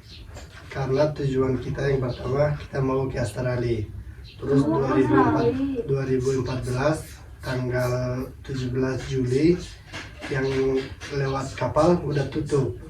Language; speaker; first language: Indonesian; non-native, fluent; Hazaragi